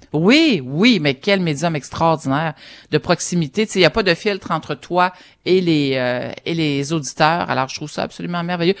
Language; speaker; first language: French; native; French